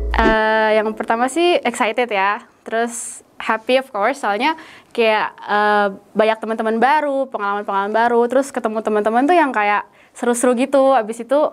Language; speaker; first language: Indonesian; native; Indonesian